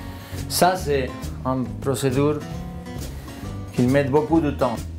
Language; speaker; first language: French; non-native, fluent; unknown